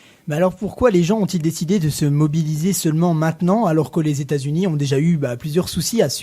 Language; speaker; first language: French; native; French